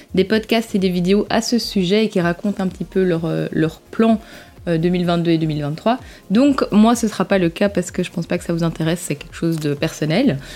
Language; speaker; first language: French; native; French